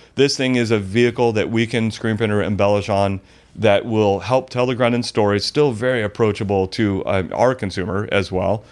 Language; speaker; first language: English; native; English